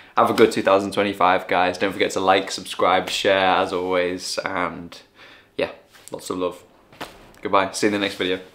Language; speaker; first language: English; native; English